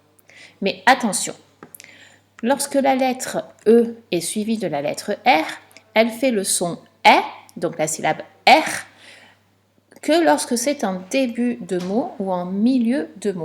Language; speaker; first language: French; native; French